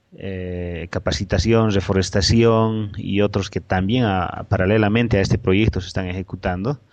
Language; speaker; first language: Spanish; native; Spanish